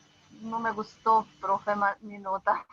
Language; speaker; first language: Spanish; non-native, fluent; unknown